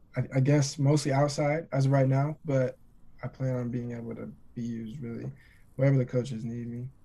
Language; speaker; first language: English; native; English